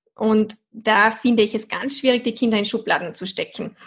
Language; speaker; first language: German; native; German